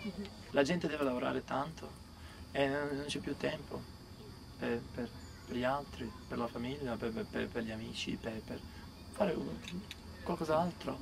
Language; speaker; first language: Italian; non-native, fluent; Serbian